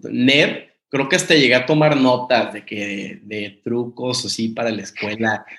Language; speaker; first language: Spanish; native; Spanish